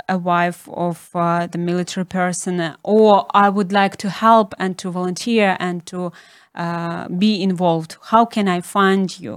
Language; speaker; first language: English; non-native, fluent; Ukrainian